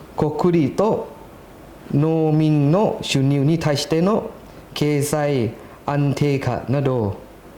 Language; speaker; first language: Japanese; non-native, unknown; Thai